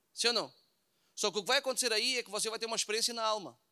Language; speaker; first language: Portuguese; native; Portuguese